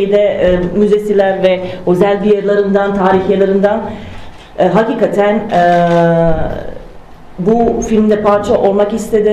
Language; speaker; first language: Turkish; non-native, fluent; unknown